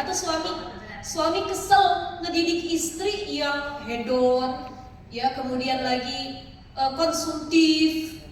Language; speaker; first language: Indonesian; native; Indonesian